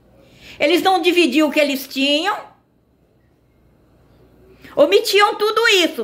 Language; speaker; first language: Portuguese; native; Portuguese